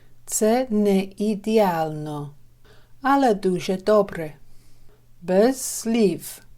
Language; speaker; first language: Ukrainian; non-native, learner; English